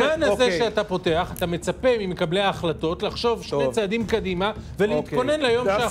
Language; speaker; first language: Hebrew; native; Hebrew